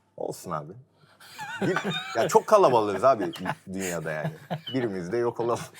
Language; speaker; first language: Turkish; early bilingual, other home language; Korean